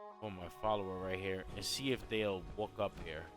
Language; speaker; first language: English; native; English